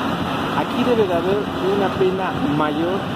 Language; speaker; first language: Spanish; native; Spanish